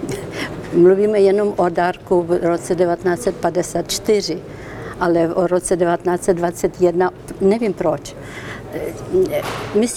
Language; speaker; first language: Czech; non-native, fluent; Ukrainian